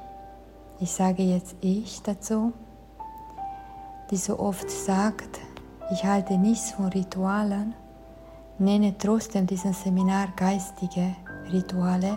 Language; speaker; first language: German; non-native, fluent; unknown